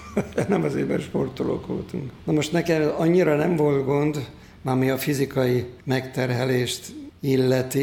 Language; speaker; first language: Hungarian; native; Hungarian